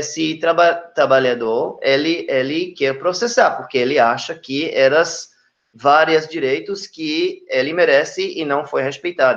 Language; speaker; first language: Portuguese; non-native, fluent; Hebrew